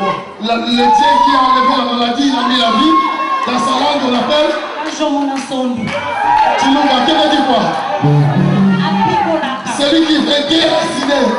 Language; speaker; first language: French; non-native, local second language; Lingala